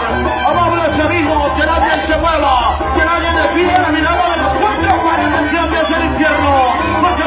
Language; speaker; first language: Spanish; native; Spanish